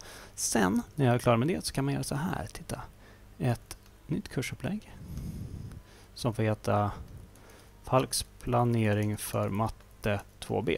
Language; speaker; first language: Swedish; native; Swedish